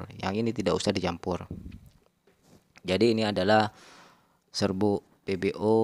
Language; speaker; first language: Indonesian; non-native, local second language; Madurese